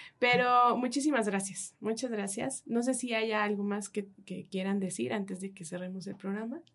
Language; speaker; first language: Spanish; native; Spanish